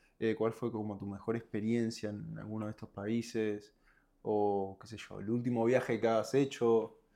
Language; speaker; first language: Spanish; native; Spanish